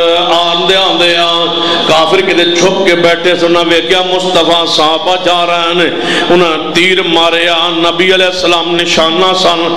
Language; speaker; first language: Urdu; non-native, local second language; Punjabi